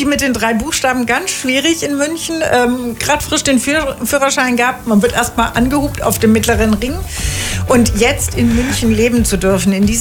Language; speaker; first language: German; native; German